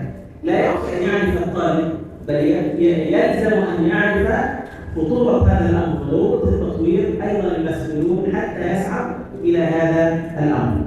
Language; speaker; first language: Arabic; native; Arabic